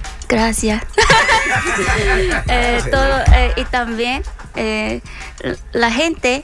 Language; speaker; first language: Spanish; non-native, learner; Korean